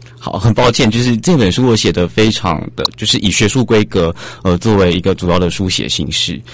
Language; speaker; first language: Chinese; native; Chinese